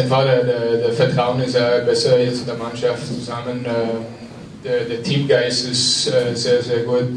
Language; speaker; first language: German; non-native, learner; French